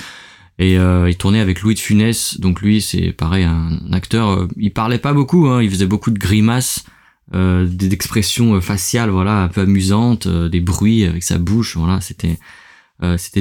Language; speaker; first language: French; native; French